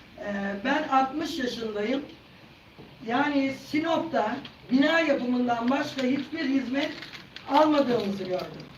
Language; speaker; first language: Turkish; native; Turkish